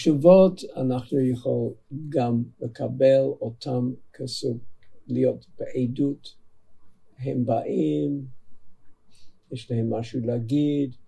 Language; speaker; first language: Hebrew; non-native, fluent; English